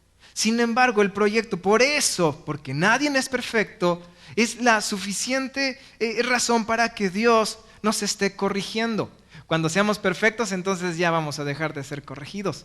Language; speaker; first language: Spanish; native; Spanish